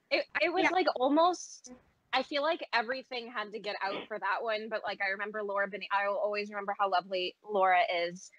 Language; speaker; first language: English; native; English